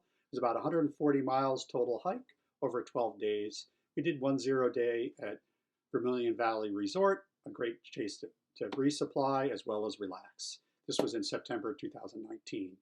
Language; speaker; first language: English; native; English